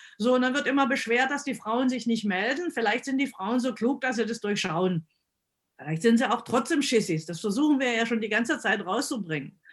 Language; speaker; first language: German; early bilingual, other home language; Italian